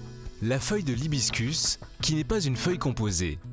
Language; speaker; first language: French; native; French